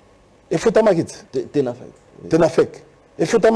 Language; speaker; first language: French; non-native, local second language; Lingala